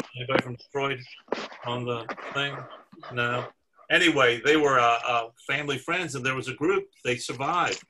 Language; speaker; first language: English; native; English